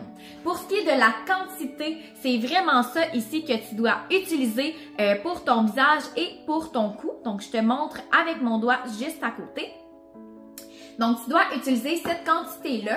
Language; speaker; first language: French; native; French